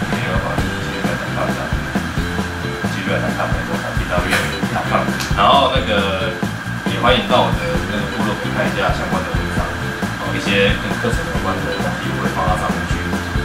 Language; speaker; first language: Chinese; native; Chinese